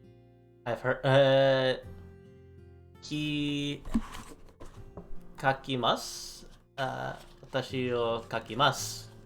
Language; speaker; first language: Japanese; non-native, learner; English